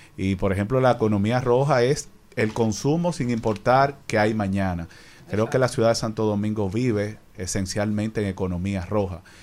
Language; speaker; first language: Spanish; native; Spanish